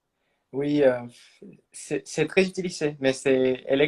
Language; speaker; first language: French; non-native, fluent; Spanish